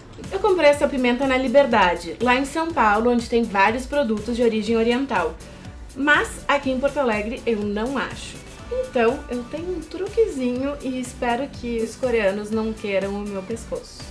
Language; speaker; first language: Portuguese; native; Portuguese